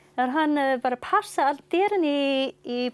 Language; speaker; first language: Icelandic; non-native, learner; English